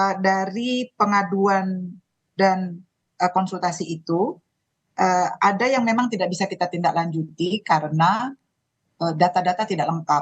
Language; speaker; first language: Indonesian; native; Indonesian